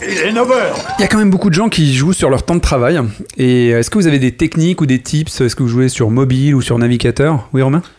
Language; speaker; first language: French; native; French